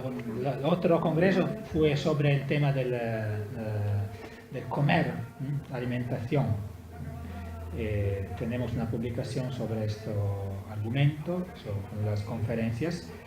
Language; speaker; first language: Spanish; non-native, fluent; Italian